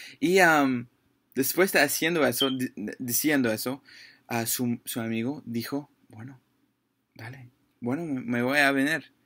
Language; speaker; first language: Spanish; non-native, learner; English